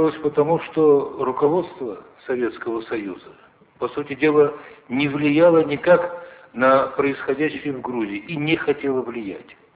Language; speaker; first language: Russian; non-native, local second language; Ossetic